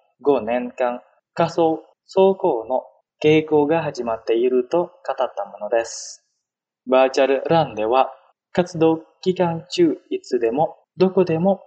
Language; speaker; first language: Japanese; non-native, fluent; Indonesian